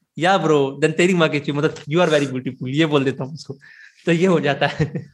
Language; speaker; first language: Hindi; native; Hindi